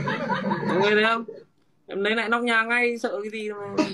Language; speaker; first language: Vietnamese; native; Vietnamese